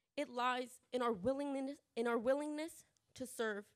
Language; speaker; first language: English; early bilingual, other home language; Spanish